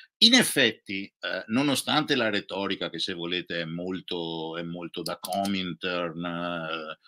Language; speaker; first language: Italian; native; Italian